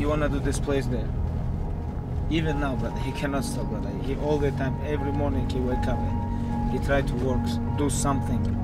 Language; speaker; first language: English; non-native, learner; Avaric